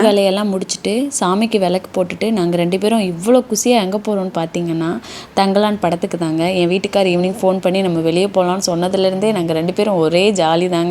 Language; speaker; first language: Tamil; native; Tamil